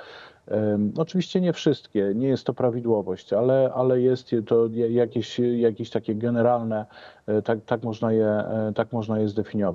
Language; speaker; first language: Polish; native; Polish